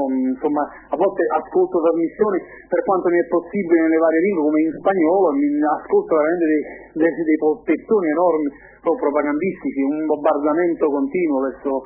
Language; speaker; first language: Italian; native; Italian